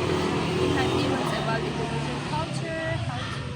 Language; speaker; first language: English; non-native, fluent; Tajik